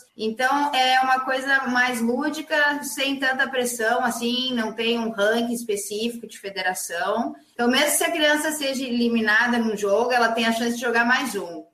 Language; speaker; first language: Portuguese; native; Portuguese